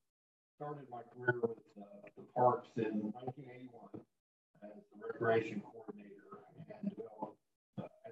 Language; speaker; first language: English; native; English